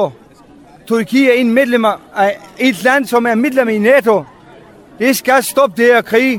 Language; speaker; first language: Danish; non-native, fluent; Arabic